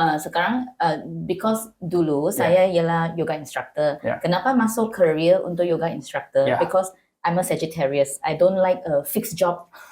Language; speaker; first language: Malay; non-native, local second language; Chinese